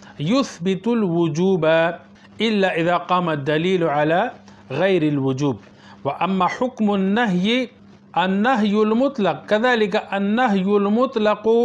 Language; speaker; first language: Arabic; non-native, fluent; Urdu